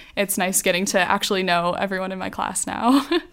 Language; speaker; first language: English; native; English